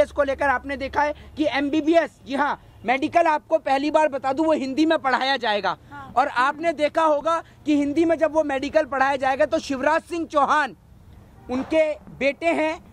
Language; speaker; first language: Hindi; native; Hindi